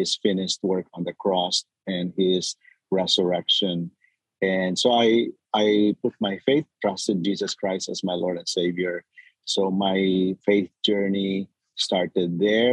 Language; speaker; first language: English; non-native, local second language; Cebuano